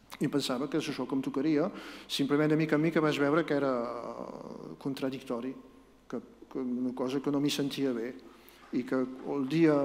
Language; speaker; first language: Catalan; non-native, local second language; French